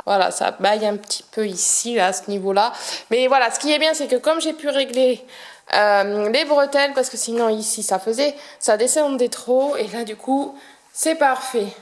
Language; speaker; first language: French; native; French